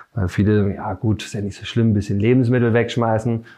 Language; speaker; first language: German; native; German